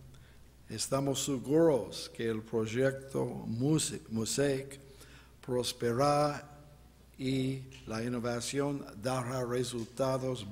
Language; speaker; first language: Spanish; non-native, fluent; English